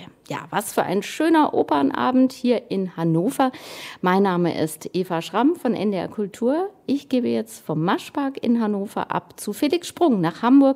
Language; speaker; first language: German; native; German